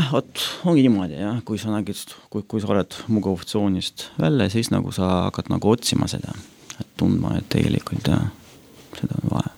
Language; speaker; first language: Estonian; non-native, local second language; Russian